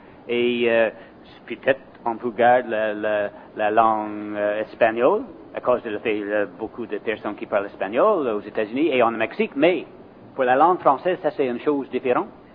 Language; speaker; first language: French; non-native, fluent; English